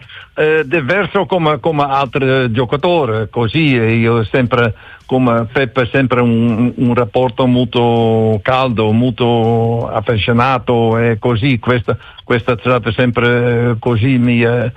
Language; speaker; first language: Italian; non-native, learner; Dutch